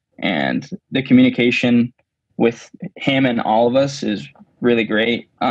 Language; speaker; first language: English; early bilingual, other home language; Spanish